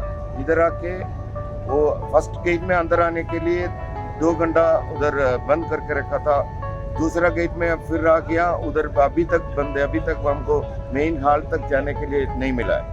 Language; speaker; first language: Hindi; early bilingual, heritage; Hindi